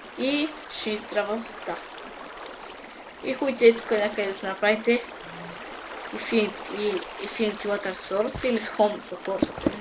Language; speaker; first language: Bulgarian; native; Bulgarian